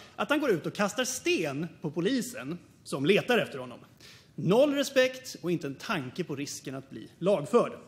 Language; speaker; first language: Swedish; native; Swedish